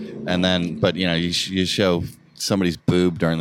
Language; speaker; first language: English; native; English